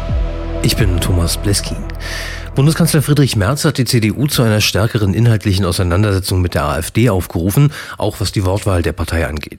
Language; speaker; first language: German; native; German